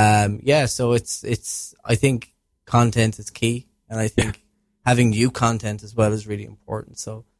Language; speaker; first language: English; native; English